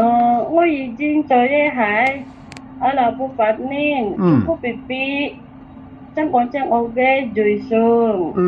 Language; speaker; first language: Cantonese; non-native, learner; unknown